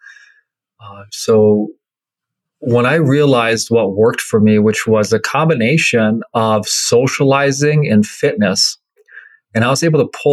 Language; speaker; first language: English; native; English